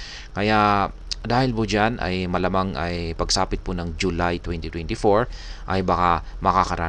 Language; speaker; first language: Filipino; native; Filipino